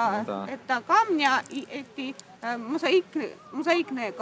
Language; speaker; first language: Russian; non-native, learner; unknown